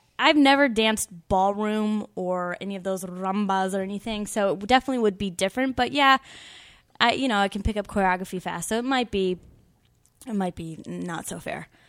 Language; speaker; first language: English; native; English